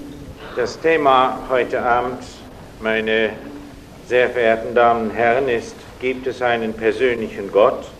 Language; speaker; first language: German; non-native, fluent; English